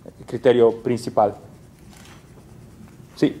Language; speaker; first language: Spanish; non-native, fluent; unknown